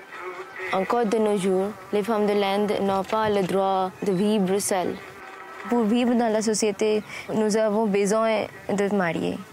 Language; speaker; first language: French; non-native, learner; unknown